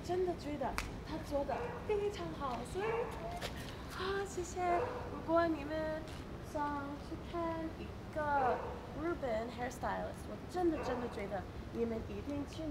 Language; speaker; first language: Chinese; non-native, learner; English